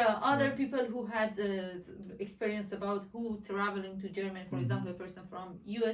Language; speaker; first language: English; non-native, learner; Persian